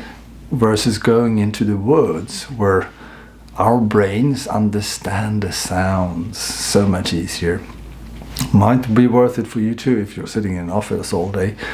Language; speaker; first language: English; non-native, fluent; Swedish